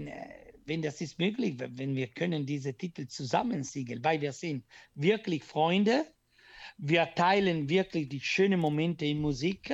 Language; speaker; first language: German; non-native, learner; Italian